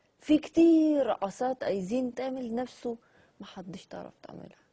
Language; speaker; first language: Egyptian Arabic; non-native, learner; Armenian